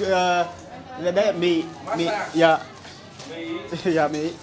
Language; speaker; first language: Portuguese; non-native, fluent; Vietnamese